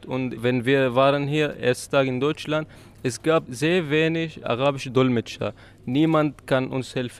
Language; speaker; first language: German; non-native, learner; Arabic